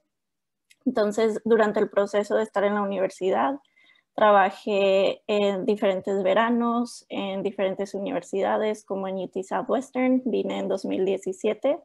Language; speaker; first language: Spanish; non-native, local second language; English